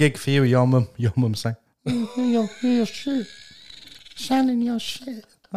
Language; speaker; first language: English; native; English